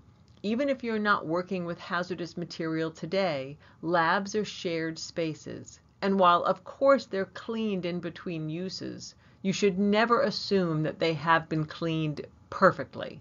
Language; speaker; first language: English; native; English